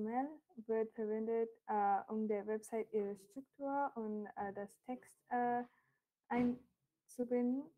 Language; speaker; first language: German; non-native, fluent; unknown